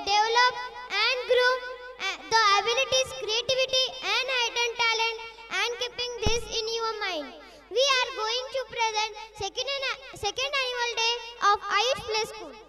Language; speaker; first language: English; non-native, learner; Marathi